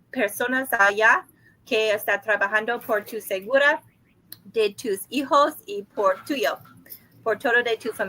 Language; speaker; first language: Spanish; non-native, learner; English